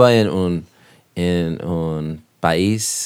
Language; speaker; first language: Spanish; non-native, learner; English